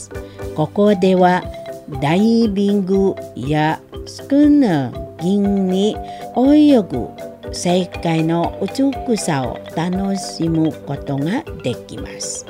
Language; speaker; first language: Japanese; non-native, fluent; Indonesian